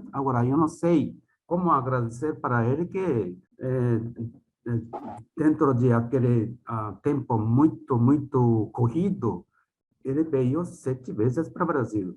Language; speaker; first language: Portuguese; non-native, fluent; Japanese